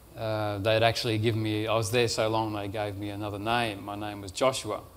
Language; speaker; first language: English; native; English